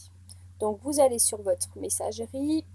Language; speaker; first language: French; native; French